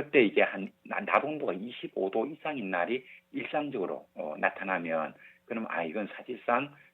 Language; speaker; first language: Korean; native; Korean